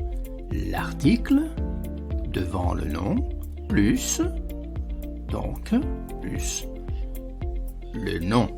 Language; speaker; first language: French; non-native, fluent; Italian